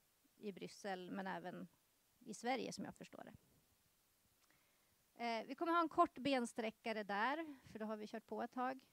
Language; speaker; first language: Swedish; native; Swedish